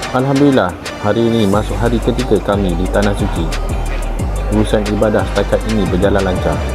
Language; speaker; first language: Malay; native; Malay